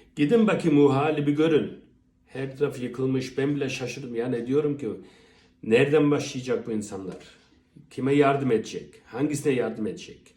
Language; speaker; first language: Turkish; early bilingual, heritage; Turkish